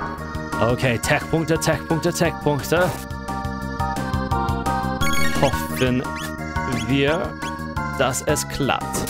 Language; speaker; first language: German; non-native, fluent; English